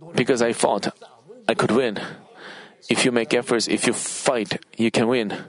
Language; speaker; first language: English; non-native, fluent; Korean